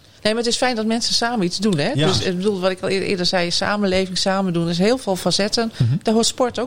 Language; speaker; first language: Dutch; native; Dutch